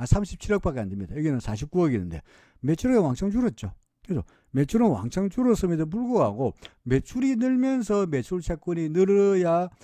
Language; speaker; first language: Korean; native; Korean